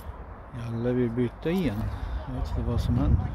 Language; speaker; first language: Swedish; non-native, fluent; Turkish